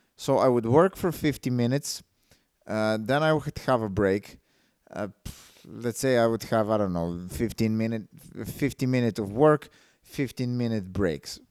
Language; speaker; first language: English; non-native, fluent; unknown